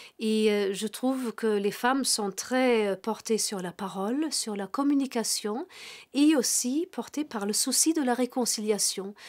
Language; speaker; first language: French; non-native, fluent; German